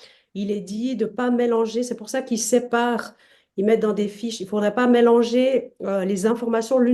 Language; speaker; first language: French; native; French